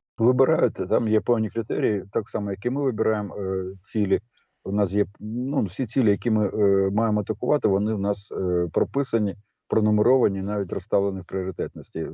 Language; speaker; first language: Ukrainian; native; Ukrainian